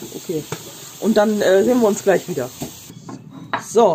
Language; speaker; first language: German; native; German